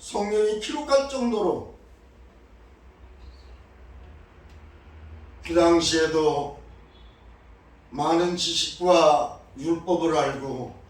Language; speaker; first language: Korean; native; Korean